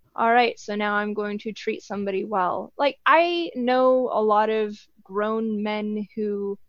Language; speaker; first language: English; native; English